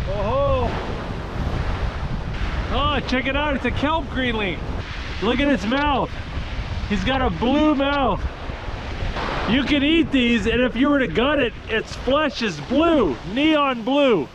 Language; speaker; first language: English; native; English